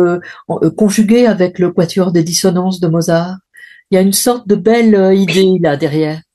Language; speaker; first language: French; native; French